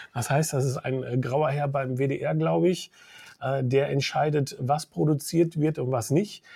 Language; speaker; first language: German; native; German